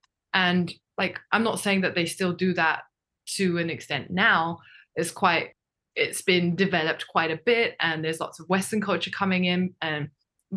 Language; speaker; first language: English; non-native, fluent; Japanese